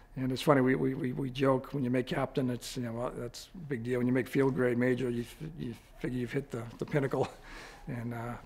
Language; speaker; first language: English; native; English